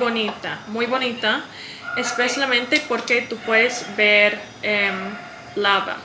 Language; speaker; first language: Spanish; non-native, learner; English